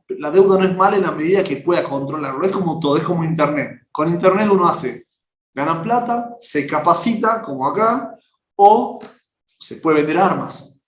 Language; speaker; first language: Spanish; native; Spanish